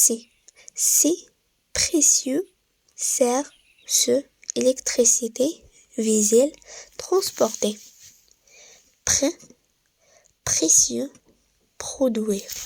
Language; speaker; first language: French; non-native, local second language; Arabic